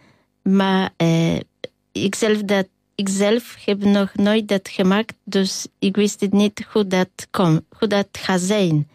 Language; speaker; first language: Dutch; non-native, learner; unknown